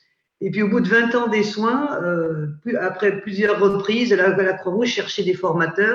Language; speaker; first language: French; native; French